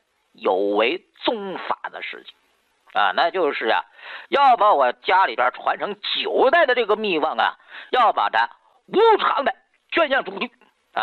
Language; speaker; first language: Chinese; native; Chinese